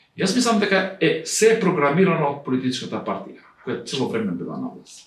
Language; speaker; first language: Macedonian; non-native, local second language; Albanian